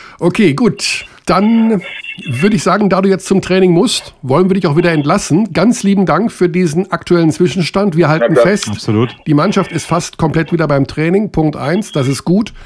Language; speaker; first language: German; native; German